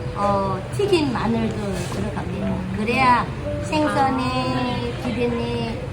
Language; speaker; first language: Korean; non-native, fluent; Vietnamese